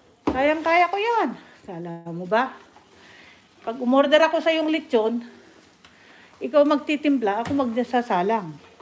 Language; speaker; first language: Filipino; native; Filipino